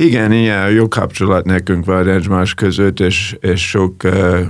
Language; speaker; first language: Hungarian; non-native, learner; English